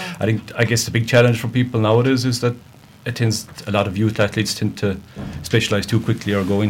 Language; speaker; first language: English; native; English